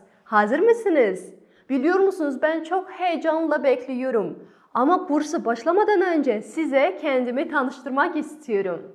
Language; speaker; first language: Turkish; non-native, fluent; Kazakh